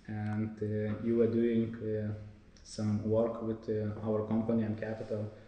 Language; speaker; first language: English; non-native, fluent; Lithuanian